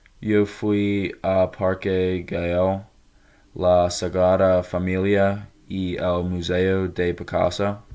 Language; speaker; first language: Spanish; non-native, learner; English